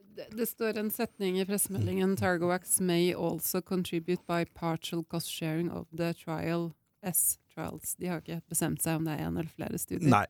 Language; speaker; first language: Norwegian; native; Norwegian